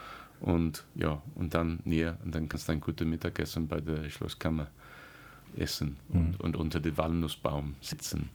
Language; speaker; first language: German; non-native, learner; English